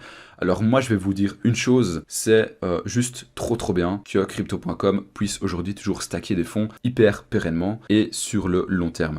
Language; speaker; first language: French; native; French